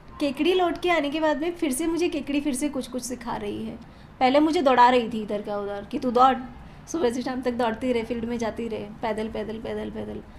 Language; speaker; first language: Hindi; native; Hindi